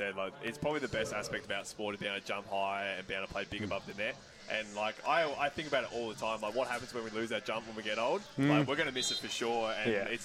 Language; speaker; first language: English; native; English